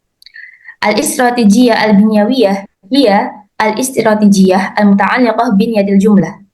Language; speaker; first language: Arabic; non-native, learner; Indonesian